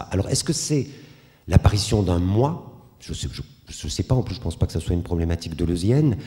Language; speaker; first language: French; native; French